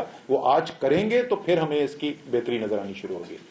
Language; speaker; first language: Urdu; native; Urdu